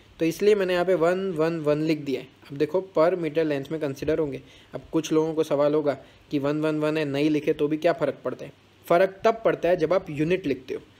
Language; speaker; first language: Hindi; non-native, local second language; Gujarati